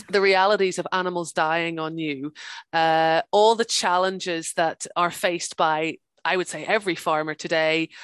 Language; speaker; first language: English; native; English